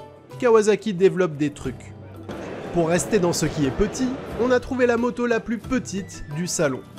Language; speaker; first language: French; native; French